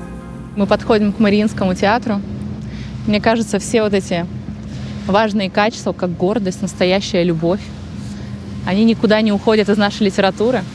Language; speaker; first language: Russian; native; Russian